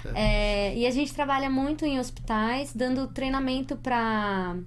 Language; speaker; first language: Portuguese; native; Portuguese